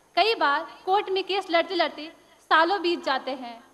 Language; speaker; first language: Hindi; native; Hindi